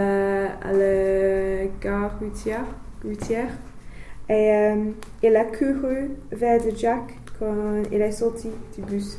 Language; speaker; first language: French; non-native, learner; English